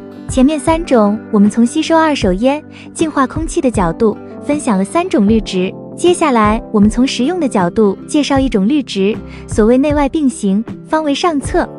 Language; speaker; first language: Chinese; native; Chinese